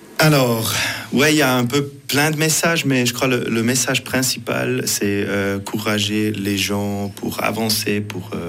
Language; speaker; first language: French; non-native, local second language; Swiss German